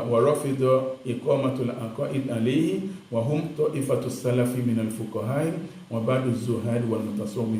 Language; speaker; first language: Arabic; non-native, fluent; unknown